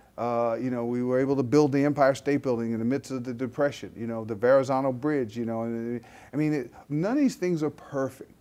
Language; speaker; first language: English; native; English